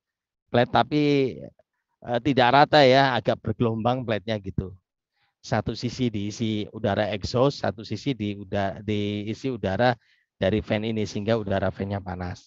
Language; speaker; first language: Indonesian; native; Indonesian